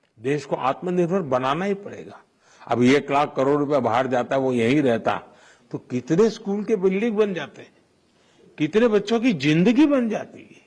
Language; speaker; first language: Hindi; non-native, local second language; Gujarati